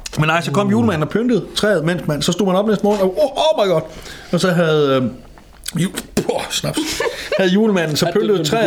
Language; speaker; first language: Danish; native; Danish